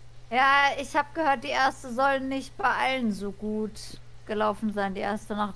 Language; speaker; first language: German; native; German